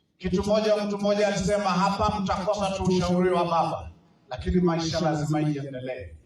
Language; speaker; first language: Swahili; non-native, local second language; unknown